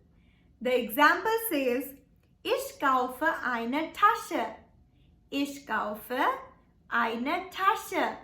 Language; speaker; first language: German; non-native, fluent; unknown